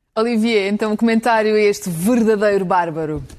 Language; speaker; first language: Portuguese; non-native, fluent; Ukrainian